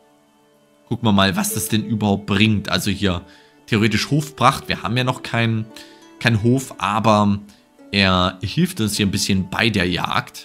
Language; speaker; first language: German; native; German